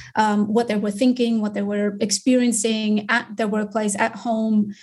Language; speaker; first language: English; non-native, fluent; German